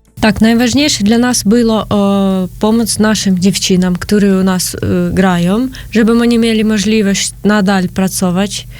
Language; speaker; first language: Polish; non-native, learner; Ukrainian